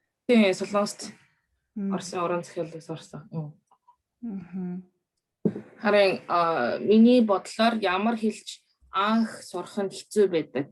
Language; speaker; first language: Mongolian; early bilingual, other home language; Korean